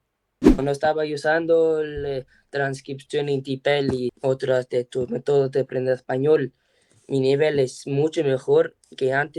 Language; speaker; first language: Spanish; non-native, learner; English